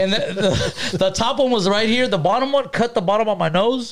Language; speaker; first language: English; early bilingual, other home language; Spanish